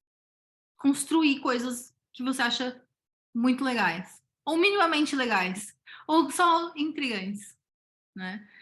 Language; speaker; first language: Portuguese; native; Portuguese